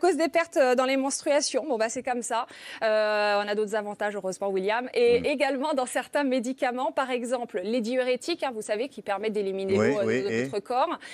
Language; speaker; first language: French; native; French